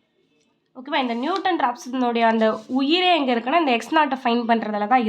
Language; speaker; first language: Tamil; native; Tamil